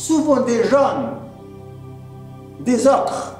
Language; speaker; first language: French; non-native, local second language; Arabic